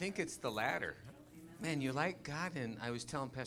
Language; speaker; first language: English; native; English